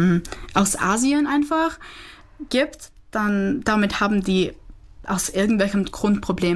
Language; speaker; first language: German; non-native, learner; Czech